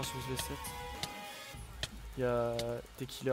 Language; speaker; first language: French; native; French